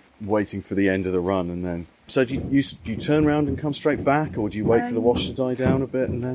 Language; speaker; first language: English; native; English